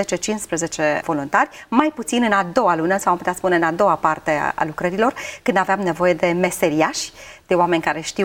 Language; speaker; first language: Romanian; native; Romanian